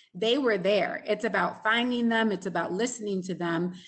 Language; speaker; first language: English; native; English